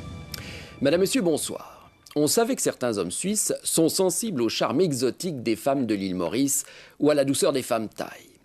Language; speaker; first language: French; native; French